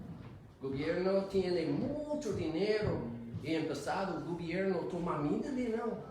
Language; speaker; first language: Spanish; non-native, learner; English